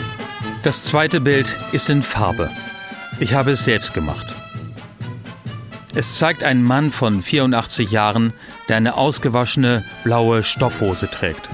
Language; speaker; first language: German; native; German